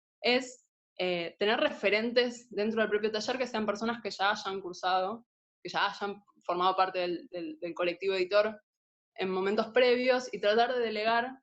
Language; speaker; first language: Spanish; native; Spanish